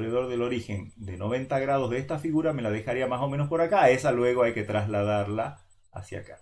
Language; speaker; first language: Spanish; native; Spanish